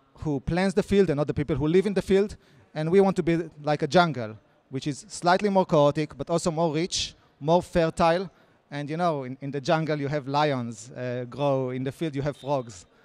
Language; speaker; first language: English; non-native, fluent; Hebrew